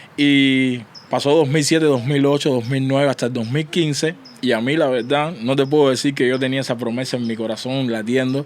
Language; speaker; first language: Spanish; native; Spanish